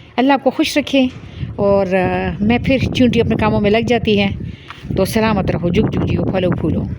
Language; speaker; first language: Urdu; non-native, local second language; Pashto